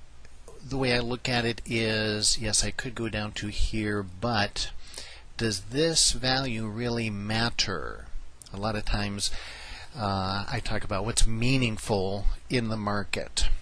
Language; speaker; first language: English; native; English